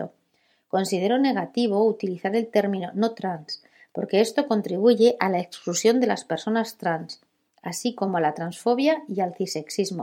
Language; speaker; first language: Spanish; native; Spanish